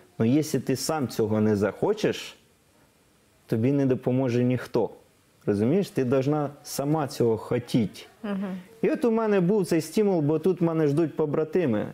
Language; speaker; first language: Ukrainian; non-native, local second language; Russian